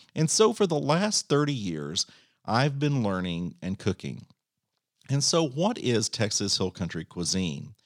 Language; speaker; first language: English; native; English